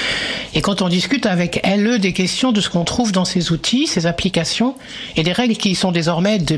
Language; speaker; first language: French; native; French